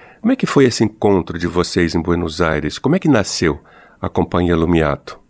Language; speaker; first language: Portuguese; native; Portuguese